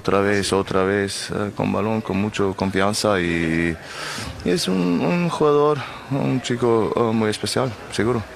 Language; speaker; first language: Spanish; non-native, learner; German